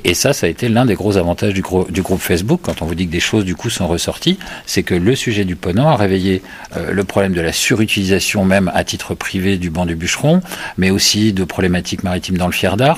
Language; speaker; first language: French; native; French